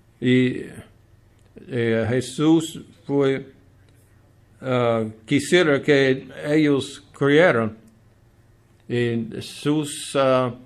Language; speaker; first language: Spanish; non-native, learner; English